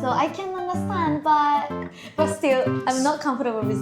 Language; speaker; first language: English; non-native, fluent; Japanese